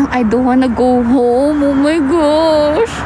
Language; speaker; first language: English; non-native, local second language; Filipino